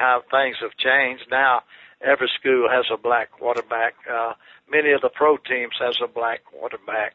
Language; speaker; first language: English; native; English